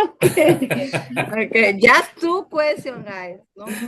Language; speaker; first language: English; non-native, learner; Spanish